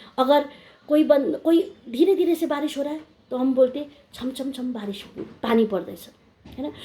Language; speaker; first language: Hindi; non-native, local second language; Nepali